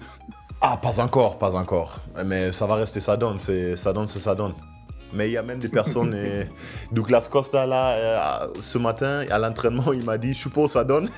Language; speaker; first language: French; non-native, fluent; German